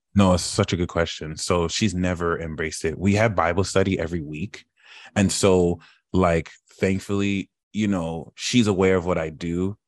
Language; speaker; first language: English; early bilingual, other home language; Yoruba